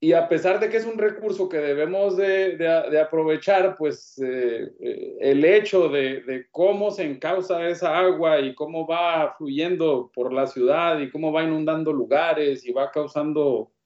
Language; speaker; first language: Spanish; native; Spanish